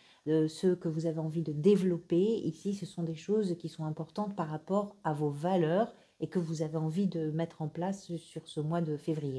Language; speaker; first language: French; native; French